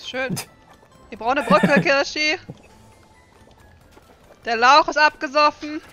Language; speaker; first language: German; native; German